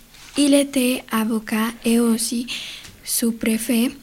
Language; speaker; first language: French; non-native, learner; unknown